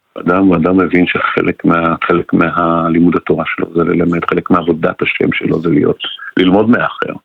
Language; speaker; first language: Hebrew; non-native, fluent; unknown